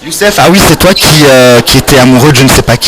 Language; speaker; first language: French; non-native, fluent; Arabic